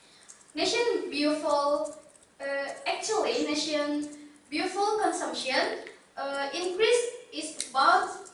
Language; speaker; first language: English; non-native, learner; Indonesian